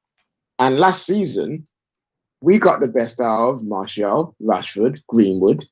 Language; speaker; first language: English; native; English